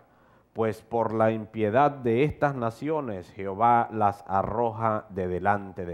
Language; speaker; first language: Spanish; native; Spanish